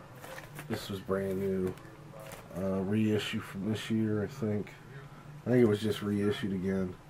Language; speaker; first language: English; native; English